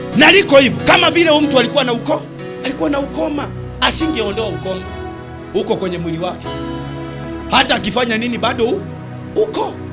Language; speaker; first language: Swahili; native; Swahili